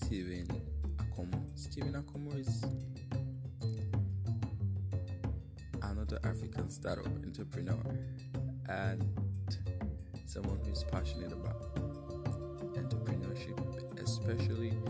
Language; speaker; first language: English; non-native, local second language; Yoruba